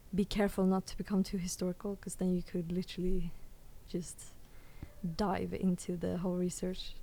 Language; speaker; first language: English; early bilingual, other home language; Swedish